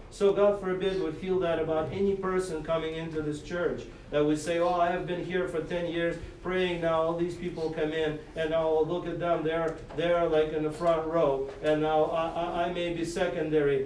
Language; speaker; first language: English; non-native, fluent; Russian